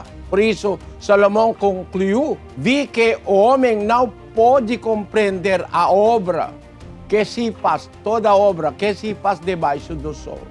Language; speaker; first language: Portuguese; non-native, learner; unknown